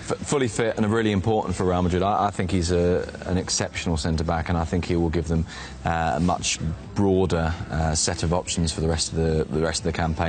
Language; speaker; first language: English; native; English